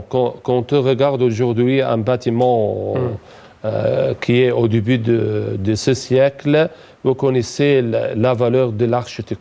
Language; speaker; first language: French; non-native, fluent; Arabic